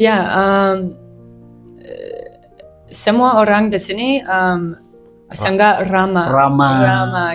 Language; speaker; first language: Indonesian; non-native, learner; English